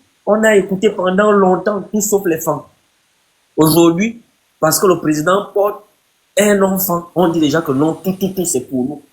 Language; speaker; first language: French; non-native, local second language; Fang